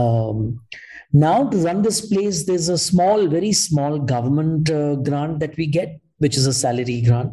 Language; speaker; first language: English; non-native, local second language; Hindi